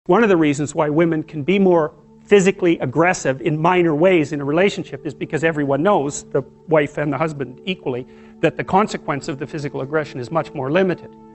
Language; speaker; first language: English; native; English